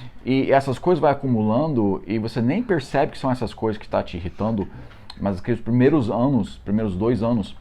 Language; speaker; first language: Portuguese; non-native, fluent; English